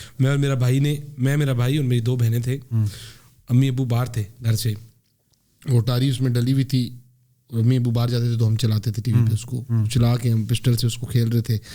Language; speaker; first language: Urdu; native; Urdu